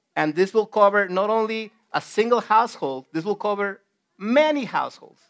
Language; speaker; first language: English; non-native, fluent; Spanish